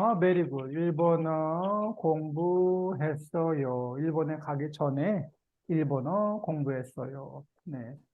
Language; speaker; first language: Korean; native; Korean